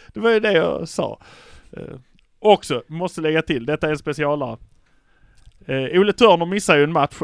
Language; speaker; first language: Swedish; native; Swedish